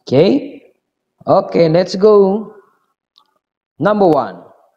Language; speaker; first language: English; non-native, fluent; Indonesian